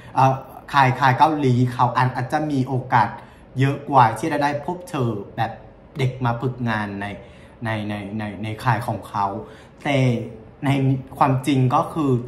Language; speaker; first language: Thai; non-native, fluent; Vietnamese